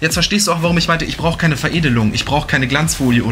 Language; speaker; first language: German; native; German